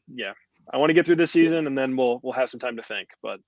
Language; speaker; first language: English; native; English